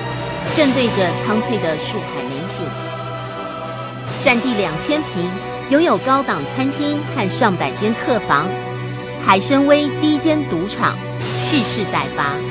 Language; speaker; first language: Chinese; native; Chinese